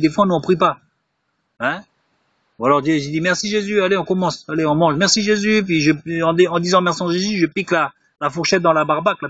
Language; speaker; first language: French; native; French